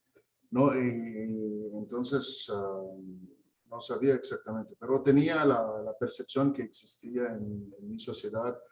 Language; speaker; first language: Spanish; non-native, fluent; Arabic